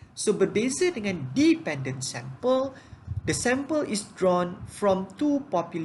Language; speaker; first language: English; non-native, local second language; Malay